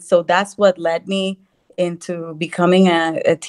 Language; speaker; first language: English; non-native, fluent; Spanish